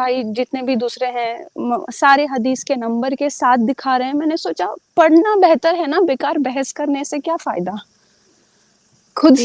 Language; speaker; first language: Hindi; native; Hindi